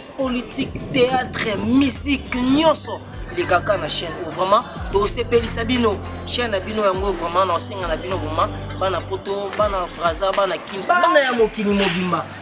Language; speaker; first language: Lingala; native; Lingala